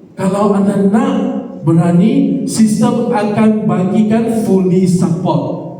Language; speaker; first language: Malay; non-native, local second language; Chinese